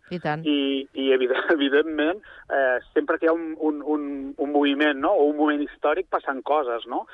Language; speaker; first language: Catalan; native; Catalan